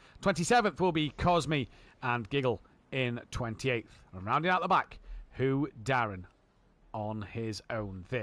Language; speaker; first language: English; native; English